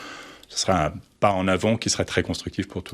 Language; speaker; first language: French; native; French